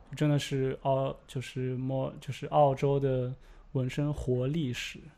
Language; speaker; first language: Chinese; native; Chinese